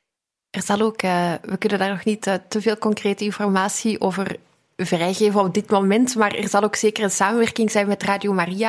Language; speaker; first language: Dutch; native; Dutch